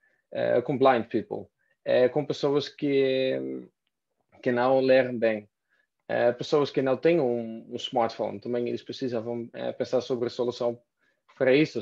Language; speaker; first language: Portuguese; non-native, fluent; Dutch